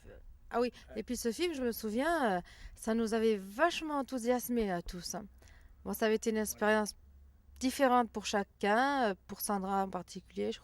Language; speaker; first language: French; native; French